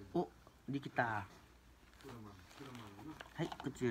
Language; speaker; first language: Japanese; non-native, learner; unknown